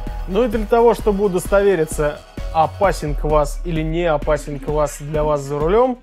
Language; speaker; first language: Russian; native; Russian